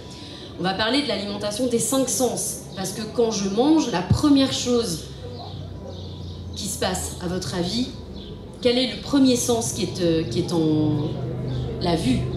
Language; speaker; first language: French; native; French